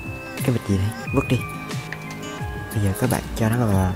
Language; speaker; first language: Vietnamese; native; Vietnamese